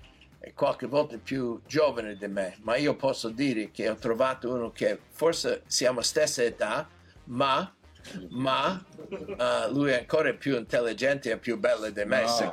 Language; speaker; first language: Italian; non-native, learner; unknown